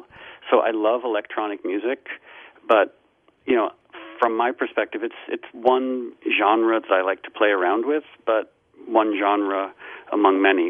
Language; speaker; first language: English; native; English